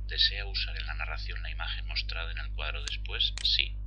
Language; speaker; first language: Spanish; non-native, local second language; Catalan